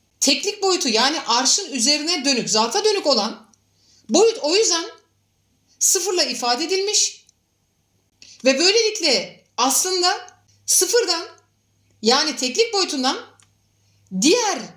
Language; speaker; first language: Turkish; native; Turkish